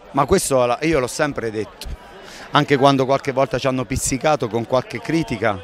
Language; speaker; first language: Italian; native; Italian